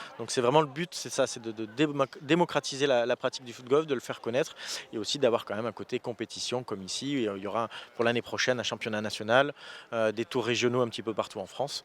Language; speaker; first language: French; native; French